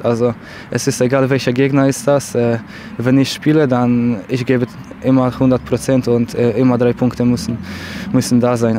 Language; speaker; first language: German; non-native, fluent; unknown